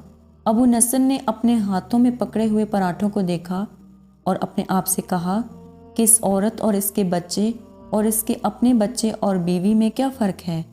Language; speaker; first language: Urdu; native; Urdu